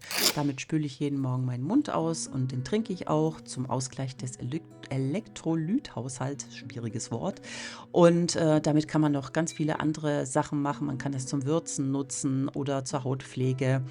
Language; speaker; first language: German; native; German